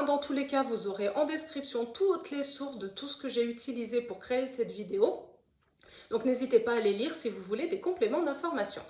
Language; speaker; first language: French; native; French